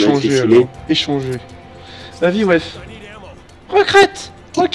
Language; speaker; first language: French; native; French